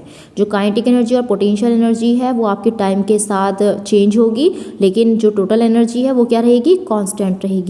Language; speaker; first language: Hindi; native; Hindi